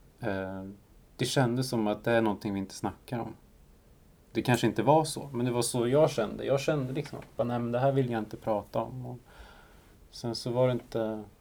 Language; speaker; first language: Swedish; early bilingual, other home language; Spanish